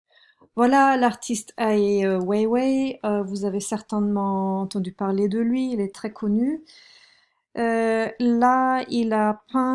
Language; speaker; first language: French; non-native, fluent; German